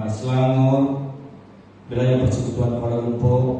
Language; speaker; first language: Malay; non-native, local second language; Tamil